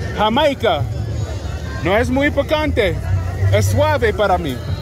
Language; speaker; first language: Spanish; non-native, learner; English